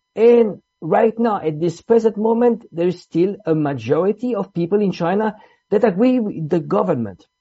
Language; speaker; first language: English; non-native, fluent; Italian